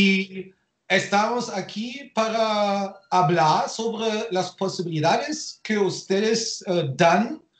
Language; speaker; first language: Spanish; non-native, fluent; German